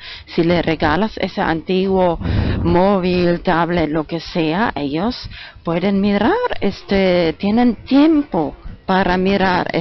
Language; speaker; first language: Spanish; non-native, fluent; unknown